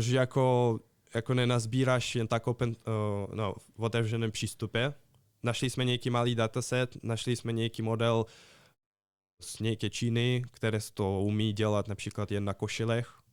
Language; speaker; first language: Czech; non-native, fluent; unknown